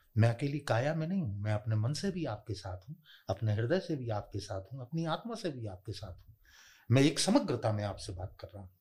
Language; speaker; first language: Hindi; native; Hindi